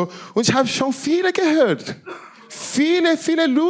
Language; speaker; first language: German; non-native, learner; Portuguese